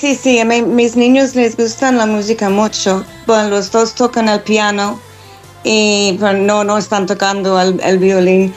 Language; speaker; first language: Spanish; non-native, fluent; English